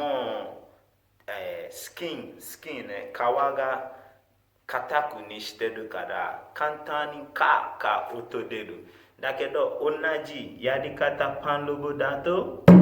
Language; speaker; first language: Japanese; non-native, fluent; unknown